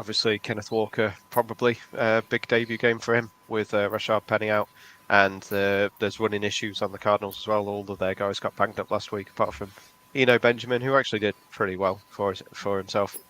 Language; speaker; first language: English; native; English